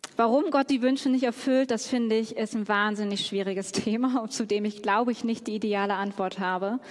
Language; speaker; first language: German; native; German